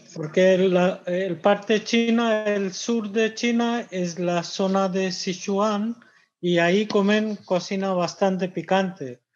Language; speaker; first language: Spanish; non-native, fluent; Bangla